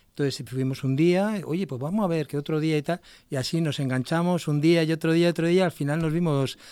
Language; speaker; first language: Spanish; native; Spanish